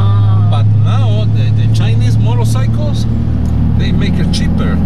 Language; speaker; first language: English; non-native, learner; Spanish